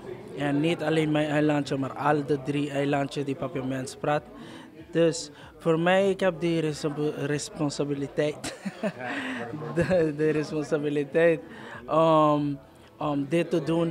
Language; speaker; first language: Dutch; non-native, local second language; Papiamento